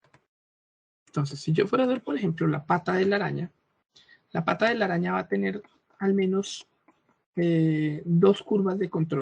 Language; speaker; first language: Spanish; native; Spanish